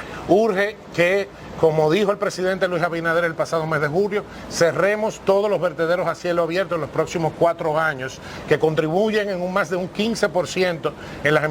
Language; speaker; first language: Spanish; native; Spanish